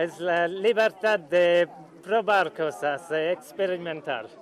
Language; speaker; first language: Spanish; non-native, learner; English